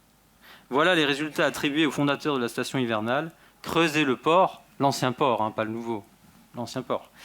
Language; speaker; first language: French; native; French